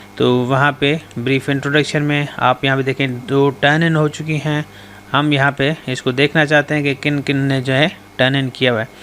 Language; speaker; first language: Urdu; non-native, local second language; Sindhi